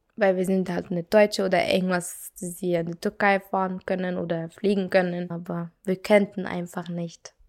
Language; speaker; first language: German; non-native, learner; Arabic